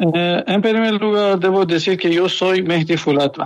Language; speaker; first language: Spanish; non-native, learner; Persian